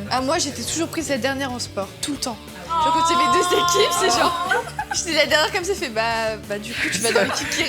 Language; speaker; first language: French; native; French